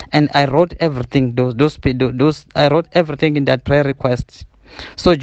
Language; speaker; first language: English; non-native, learner; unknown